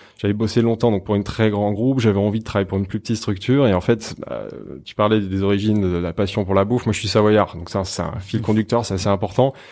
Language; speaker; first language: French; native; French